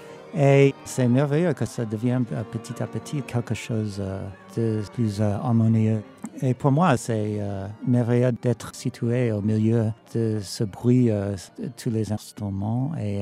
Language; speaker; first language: French; non-native, fluent; English